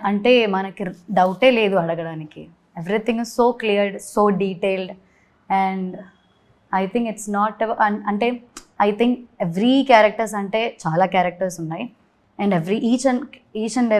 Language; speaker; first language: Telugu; non-native, learner; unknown